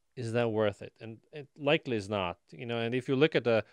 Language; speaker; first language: English; non-native, fluent; Estonian